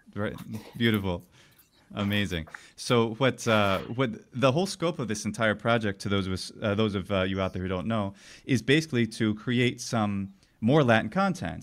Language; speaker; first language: English; native; English